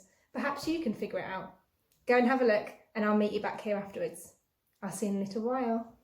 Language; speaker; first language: English; native; English